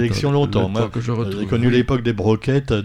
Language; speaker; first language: French; native; French